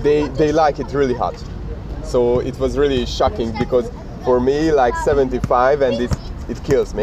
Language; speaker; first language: English; non-native, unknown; Hungarian